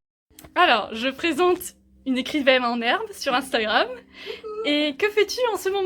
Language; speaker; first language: French; native; French